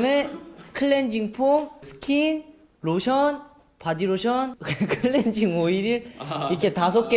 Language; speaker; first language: Korean; native; Korean